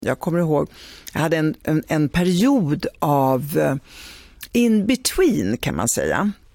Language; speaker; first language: Swedish; early bilingual, other home language; Italian